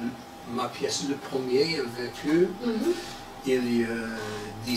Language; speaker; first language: French; non-native, learner; English